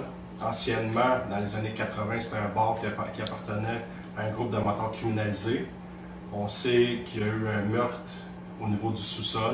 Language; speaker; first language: French; native; French